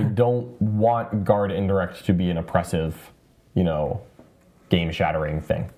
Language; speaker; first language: English; native; English